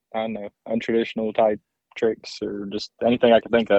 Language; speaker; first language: English; native; English